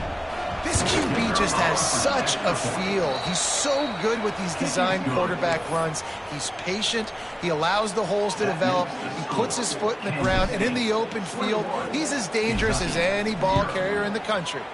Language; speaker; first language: English; native; English